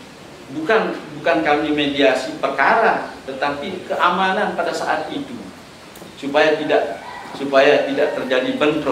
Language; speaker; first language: Indonesian; non-native, local second language; Sasak